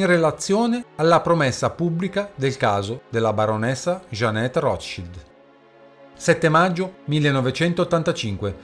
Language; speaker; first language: Italian; native; Italian